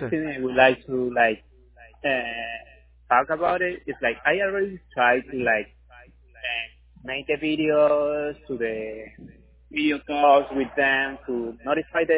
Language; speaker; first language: English; non-native, fluent; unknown